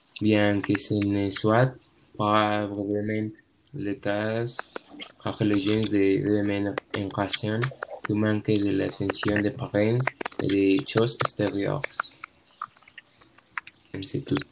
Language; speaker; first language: French; non-native, learner; Spanish